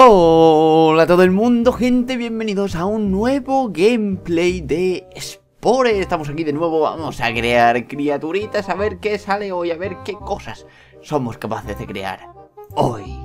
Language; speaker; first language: Spanish; native; Spanish